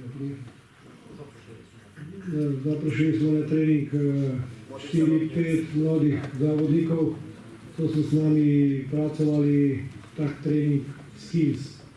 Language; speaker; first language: Slovak; non-native, learner; Slovenian